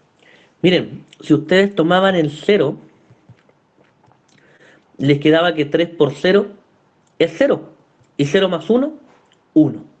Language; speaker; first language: Spanish; native; Spanish